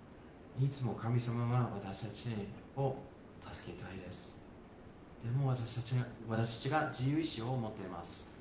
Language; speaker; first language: Japanese; non-native, fluent; English